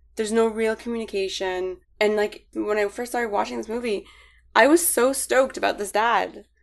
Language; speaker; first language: English; early bilingual, other home language; Arabic